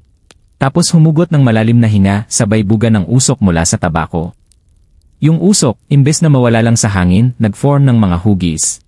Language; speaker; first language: Filipino; native; Filipino